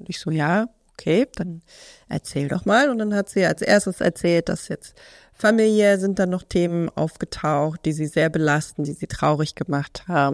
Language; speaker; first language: German; native; German